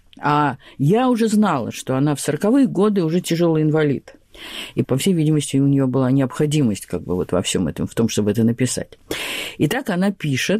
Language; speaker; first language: Russian; native; Russian